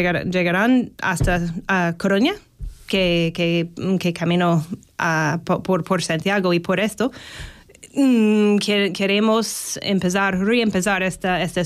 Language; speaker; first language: Spanish; non-native, fluent; English